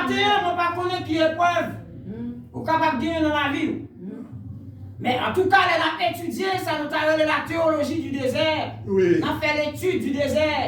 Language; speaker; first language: French; non-native, local second language; Haitian Creole